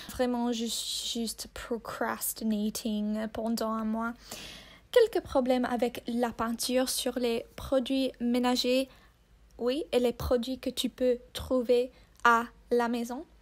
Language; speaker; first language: French; non-native, learner; English